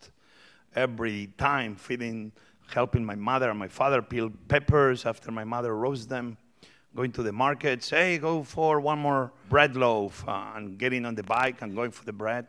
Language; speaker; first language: English; non-native, fluent; Spanish